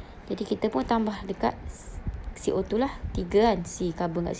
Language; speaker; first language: Malay; native; Malay